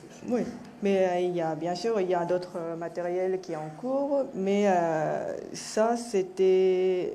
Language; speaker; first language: French; non-native, fluent; Japanese